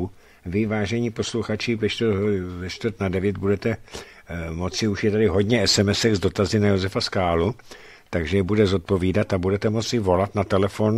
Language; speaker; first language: Czech; native; Czech